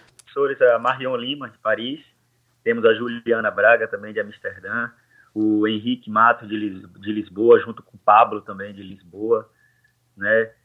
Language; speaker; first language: Portuguese; native; Portuguese